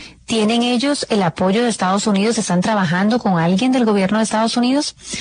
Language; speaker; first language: Spanish; native; Spanish